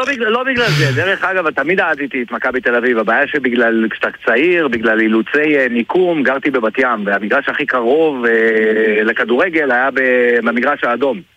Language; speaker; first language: Hebrew; native; Hebrew